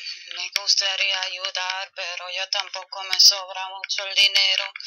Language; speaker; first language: Spanish; non-native, fluent; German